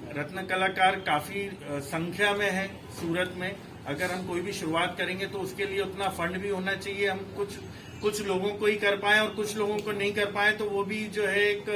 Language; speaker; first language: Hindi; non-native, local second language; Gujarati